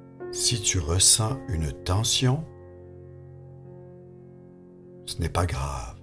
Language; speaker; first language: French; native; French